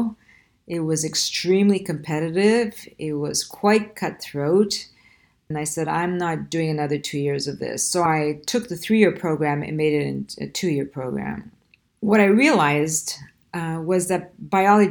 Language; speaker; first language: English; early bilingual, other home language; Italian